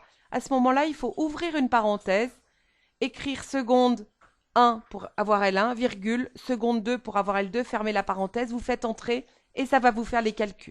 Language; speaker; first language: French; native; French